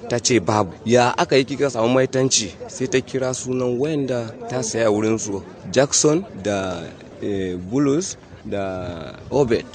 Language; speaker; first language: Hausa; non-native, local second language; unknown